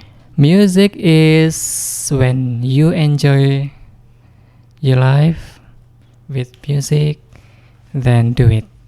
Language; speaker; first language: English; non-native, fluent; Indonesian